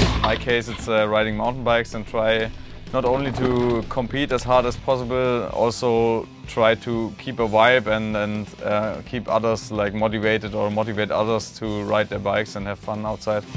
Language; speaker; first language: English; non-native, fluent; German